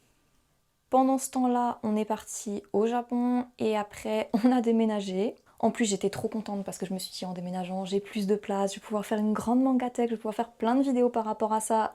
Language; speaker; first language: French; native; French